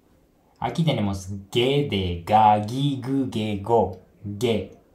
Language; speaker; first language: Spanish; non-native, fluent; Japanese